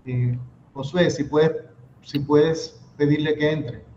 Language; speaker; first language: Spanish; native; Spanish